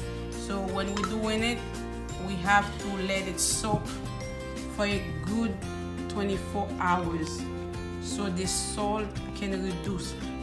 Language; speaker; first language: English; non-native, fluent; Haitian Creole